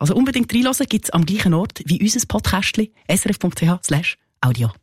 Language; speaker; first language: German; native; German